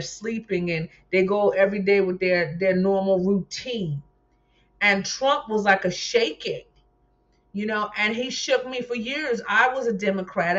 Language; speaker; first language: English; native; English